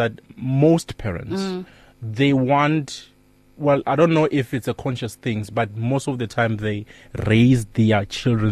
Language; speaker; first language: English; non-native, local second language; Northern Sotho